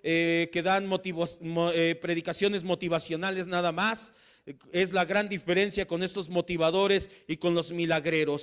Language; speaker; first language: Spanish; native; Spanish